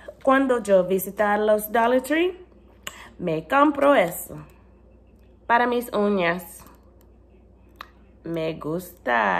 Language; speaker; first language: Spanish; non-native, learner; English